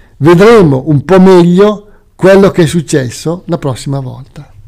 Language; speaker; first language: Italian; native; Italian